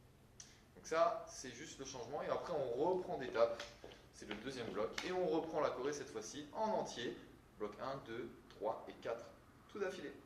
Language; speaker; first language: French; native; French